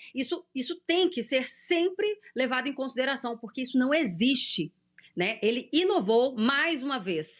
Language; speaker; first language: Portuguese; native; Portuguese